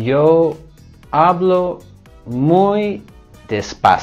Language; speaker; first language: Spanish; non-native, learner; English